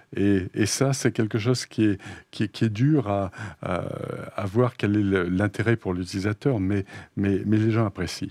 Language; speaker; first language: French; native; French